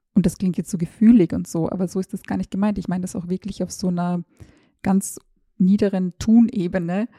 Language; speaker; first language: German; early bilingual, other home language; Serbian